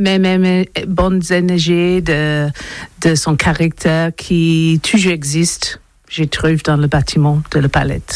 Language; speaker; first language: French; non-native, learner; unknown